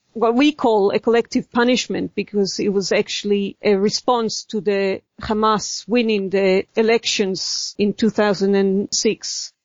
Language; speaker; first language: English; non-native, fluent; Hebrew